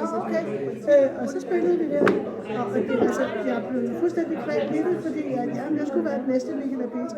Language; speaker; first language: Danish; native; Danish